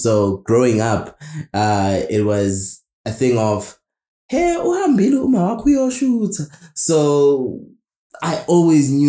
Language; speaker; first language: English; non-native, local second language; Zulu